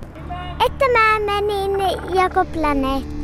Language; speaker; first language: Finnish; early bilingual, heritage; Finnish